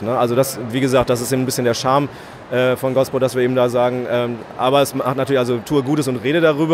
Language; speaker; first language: German; native; German